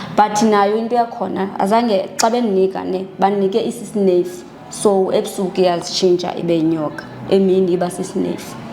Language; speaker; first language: Zulu; non-native, local second language; Xhosa